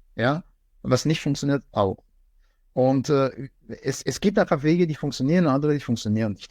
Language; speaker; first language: German; non-native, fluent; French